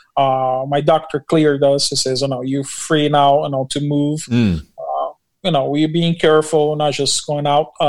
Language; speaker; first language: English; non-native, fluent; Portuguese